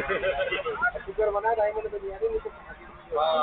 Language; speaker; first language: Hindi; native; Hindi